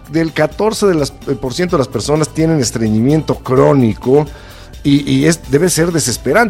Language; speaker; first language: Spanish; native; Spanish